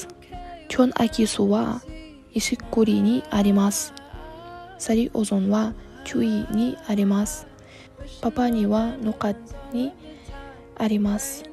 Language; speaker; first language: Japanese; non-native, learner; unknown